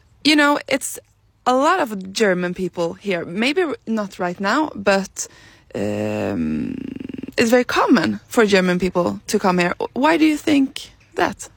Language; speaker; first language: English; non-native, fluent; Swedish